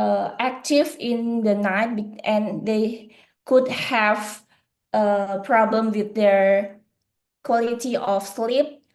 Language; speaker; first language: English; non-native, learner; Indonesian